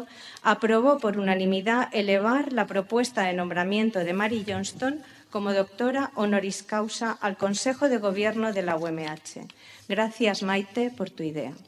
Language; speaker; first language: Spanish; native; Spanish